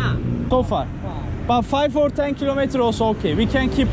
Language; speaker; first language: English; non-native, learner; Turkish